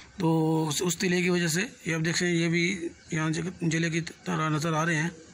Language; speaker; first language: Hindi; non-native, local second language; Punjabi